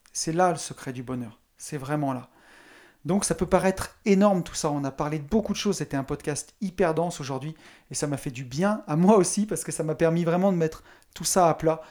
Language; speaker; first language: French; native; French